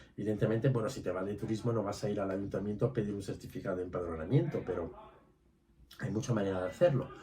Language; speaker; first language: Spanish; non-native, fluent; Italian